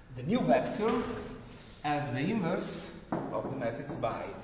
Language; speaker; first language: English; non-native, fluent; Italian